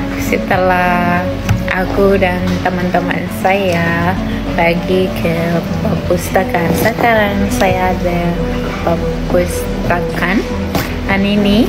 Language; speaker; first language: Indonesian; non-native, learner; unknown